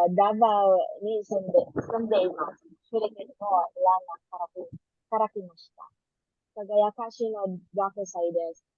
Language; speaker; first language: Japanese; non-native, learner; Filipino